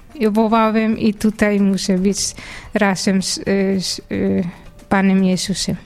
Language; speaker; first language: Polish; non-native, learner; Indonesian